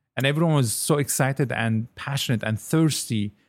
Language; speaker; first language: English; non-native, fluent; Arabic